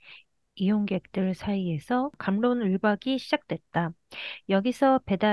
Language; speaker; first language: Korean; early bilingual, heritage; Korean